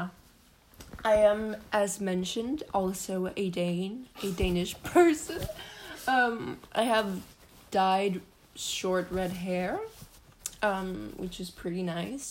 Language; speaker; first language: English; non-native, fluent; Danish